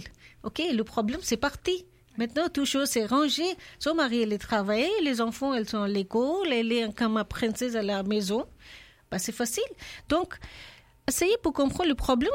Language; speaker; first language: French; non-native, learner; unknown